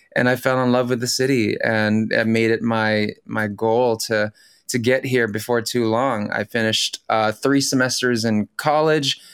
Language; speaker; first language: English; early bilingual, other home language; Filipino